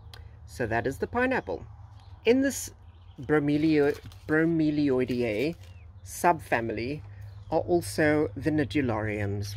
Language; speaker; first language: English; native; English